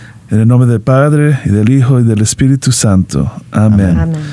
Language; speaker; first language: Spanish; early bilingual, heritage; Spanish